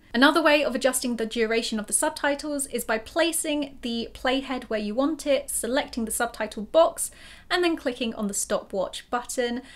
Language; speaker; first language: English; native; English